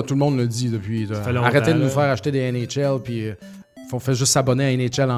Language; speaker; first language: French; native; French